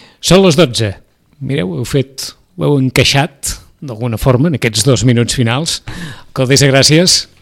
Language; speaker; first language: Catalan; native; Catalan